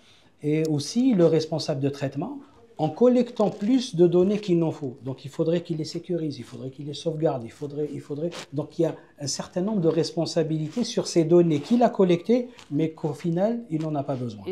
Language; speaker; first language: French; non-native, local second language; Arabic